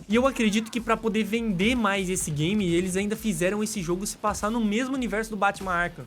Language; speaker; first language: Portuguese; native; Portuguese